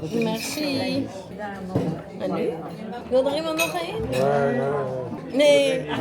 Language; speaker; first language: Dutch; native; Dutch